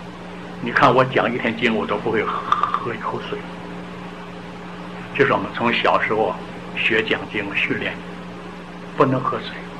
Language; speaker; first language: Chinese; native; Chinese